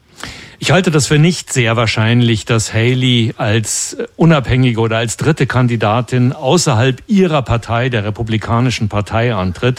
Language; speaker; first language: German; native; German